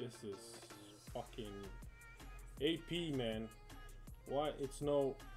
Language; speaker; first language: English; non-native, fluent; Romanian